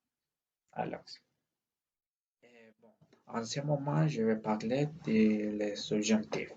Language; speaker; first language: French; non-native, learner; Spanish